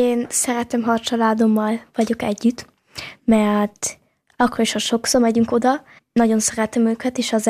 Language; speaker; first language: Hungarian; early bilingual, heritage; German